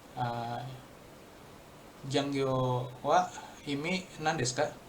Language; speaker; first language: Japanese; non-native, learner; Indonesian